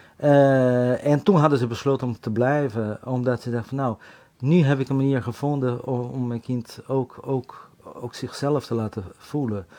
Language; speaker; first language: Dutch; non-native, fluent; Portuguese